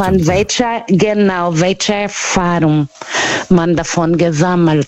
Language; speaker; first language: German; non-native, learner; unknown